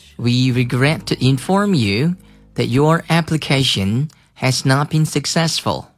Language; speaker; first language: English; non-native, fluent; Chinese